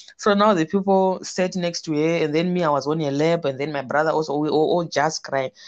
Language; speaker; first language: English; non-native, local second language; Shona